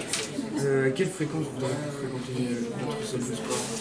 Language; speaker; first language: French; native; French